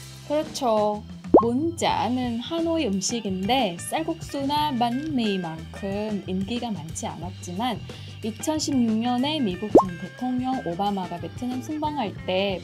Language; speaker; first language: Korean; non-native, fluent; Vietnamese